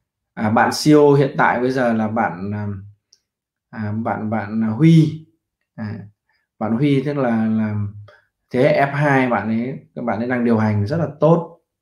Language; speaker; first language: Vietnamese; native; Vietnamese